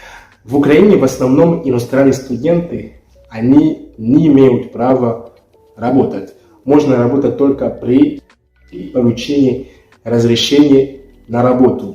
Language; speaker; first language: Russian; non-native, fluent; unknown